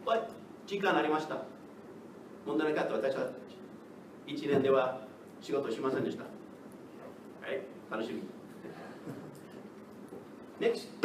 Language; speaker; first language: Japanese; non-native, learner; English